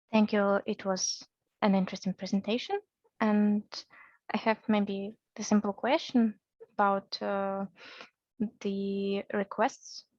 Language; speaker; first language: English; non-native, fluent; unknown